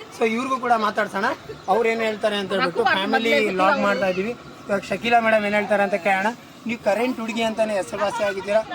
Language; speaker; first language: Kannada; non-native, local second language; Urdu